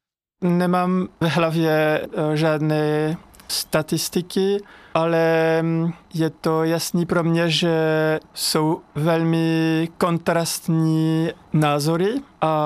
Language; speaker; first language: Czech; non-native, fluent; French